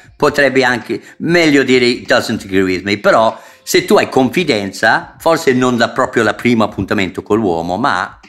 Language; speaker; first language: Italian; non-native, fluent; English